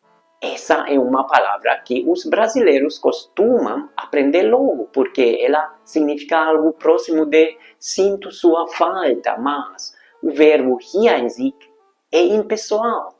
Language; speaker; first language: Portuguese; non-native, fluent; Hungarian